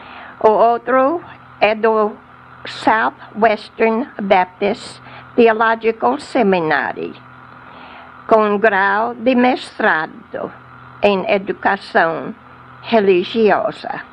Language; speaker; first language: Portuguese; non-native, fluent; English